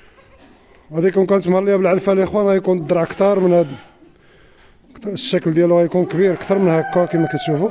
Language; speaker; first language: Arabic; native; Arabic